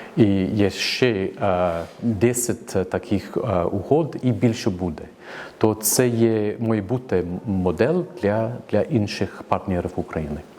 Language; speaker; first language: Ukrainian; non-native, fluent; English